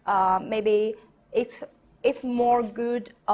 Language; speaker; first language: English; non-native, learner; Chinese